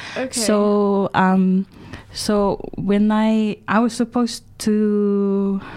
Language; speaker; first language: English; non-native, fluent; Tongan